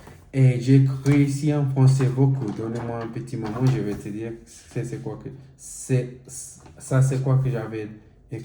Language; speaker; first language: French; non-native, learner; Spanish